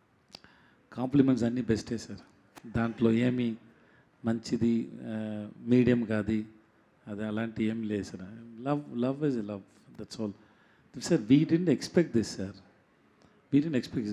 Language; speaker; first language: Telugu; non-native, learner; Tamil